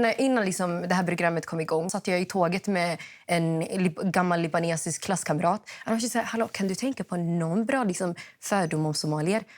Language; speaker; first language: Swedish; early bilingual, other home language; Somali